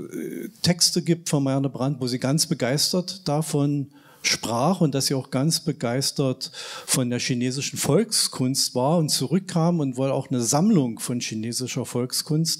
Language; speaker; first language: German; native; German